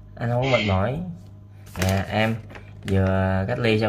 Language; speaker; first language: Vietnamese; native; Vietnamese